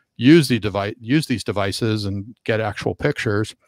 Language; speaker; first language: English; native; English